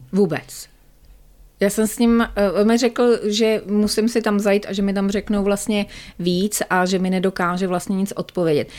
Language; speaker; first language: Czech; native; Czech